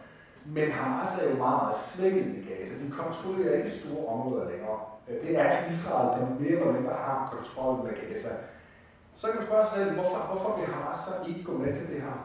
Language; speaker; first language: Danish; native; Danish